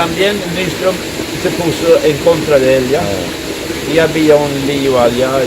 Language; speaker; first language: Spanish; non-native, fluent; Swedish